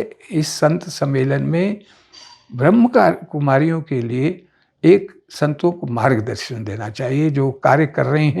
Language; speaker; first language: Hindi; native; Hindi